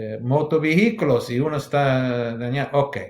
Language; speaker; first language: Spanish; non-native, learner; English